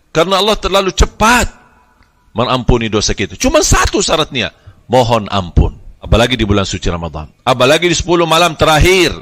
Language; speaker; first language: Malay; non-native, fluent; Arabic